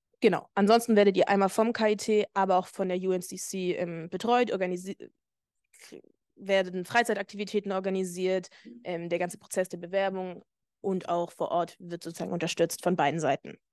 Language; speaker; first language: German; native; German